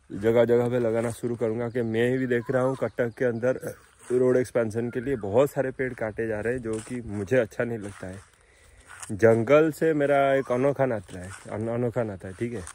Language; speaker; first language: Hindi; non-native, local second language; Odia